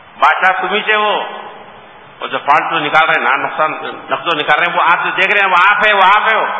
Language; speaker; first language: Urdu; native; Urdu